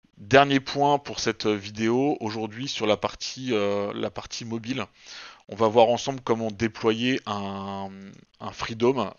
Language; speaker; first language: French; native; French